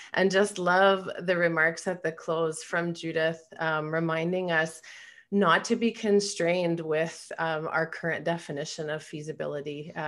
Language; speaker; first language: English; native; English